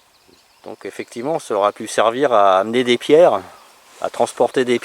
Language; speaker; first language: French; native; French